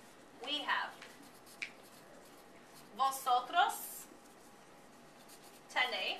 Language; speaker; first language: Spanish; non-native, fluent; English